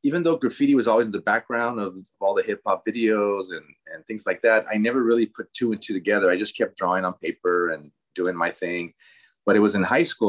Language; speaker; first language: English; early bilingual, other home language; Spanish